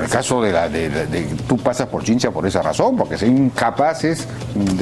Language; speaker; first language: Spanish; native; Spanish